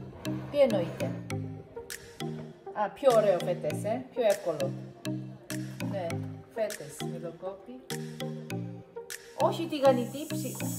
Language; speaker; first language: Greek; non-native, learner; Indonesian